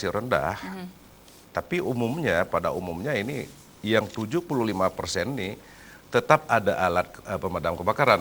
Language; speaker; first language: Malay; native; Malay